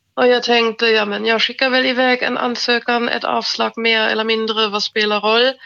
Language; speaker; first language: Swedish; non-native, fluent; German